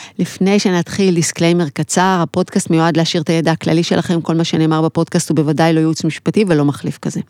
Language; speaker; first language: Hebrew; native; Hebrew